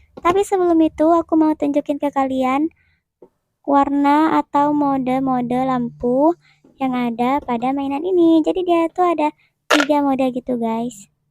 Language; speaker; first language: Indonesian; native; Indonesian